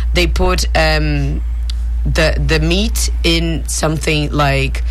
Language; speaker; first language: English; non-native, fluent; Portuguese